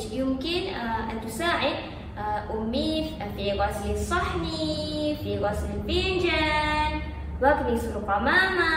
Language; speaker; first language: Arabic; non-native, learner; Malay